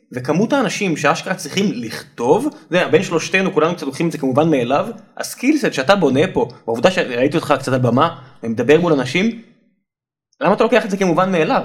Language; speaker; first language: Hebrew; native; Hebrew